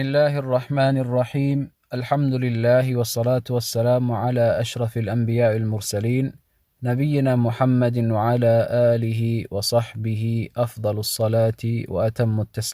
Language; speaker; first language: Arabic; non-native, fluent; English